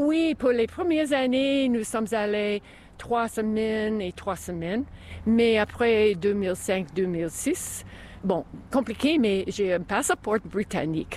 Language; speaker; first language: French; non-native, fluent; English